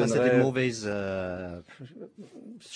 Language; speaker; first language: French; non-native, learner; Chinese